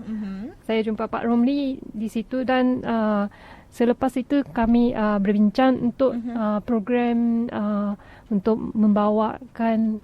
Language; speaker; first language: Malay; non-native, fluent; Japanese